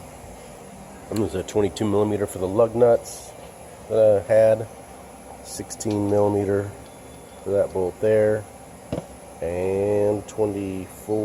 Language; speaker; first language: English; native; English